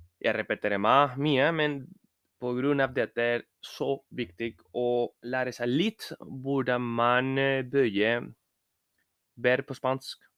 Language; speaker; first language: Norwegian; non-native, learner; Spanish